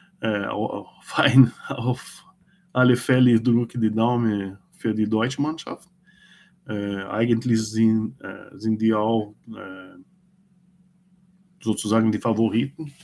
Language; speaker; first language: German; non-native, learner; Portuguese